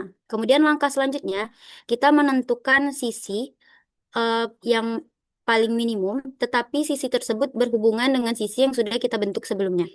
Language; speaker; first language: Indonesian; native; Indonesian